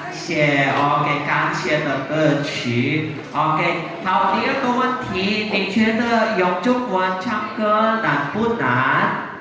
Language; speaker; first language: Chinese; non-native, fluent; Indonesian